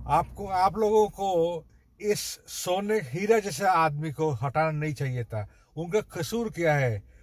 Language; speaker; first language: Hindi; non-native, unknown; Bangla